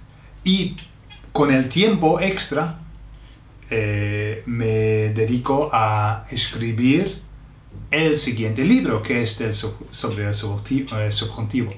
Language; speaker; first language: Spanish; non-native, fluent; English